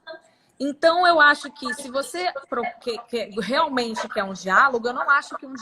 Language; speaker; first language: Portuguese; native; Portuguese